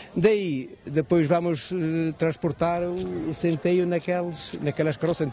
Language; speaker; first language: Portuguese; native; Portuguese